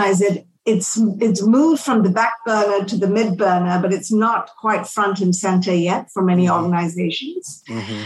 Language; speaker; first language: English; non-native, local second language; Tamil